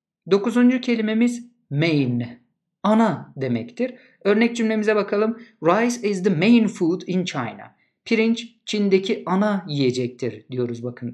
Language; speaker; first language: Turkish; native; Turkish